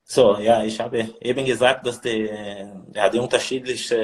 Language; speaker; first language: German; non-native, learner; Portuguese